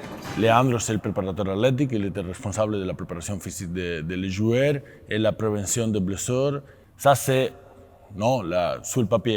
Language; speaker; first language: French; non-native, fluent; Spanish